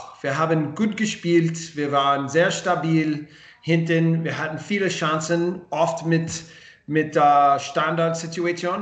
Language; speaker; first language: German; non-native, learner; English